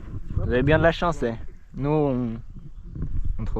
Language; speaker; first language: French; native; French